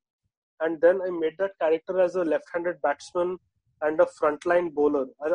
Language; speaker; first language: English; non-native, local second language; Marathi